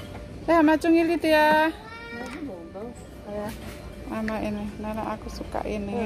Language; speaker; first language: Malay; non-native, local second language; Javanese